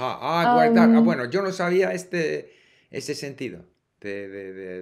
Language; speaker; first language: Spanish; non-native, fluent; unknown